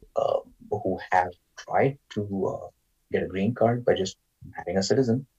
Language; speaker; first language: English; non-native, local second language; Marathi